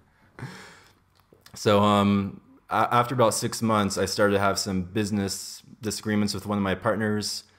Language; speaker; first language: English; native; English